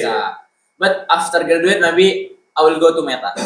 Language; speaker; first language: English; non-native, learner; Indonesian